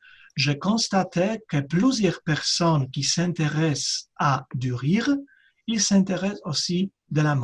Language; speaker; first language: French; non-native, fluent; Polish